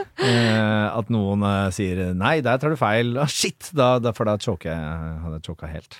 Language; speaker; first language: Norwegian; early bilingual, other home language; Persian